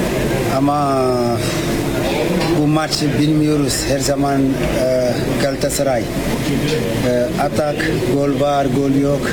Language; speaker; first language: Turkish; non-native, learner; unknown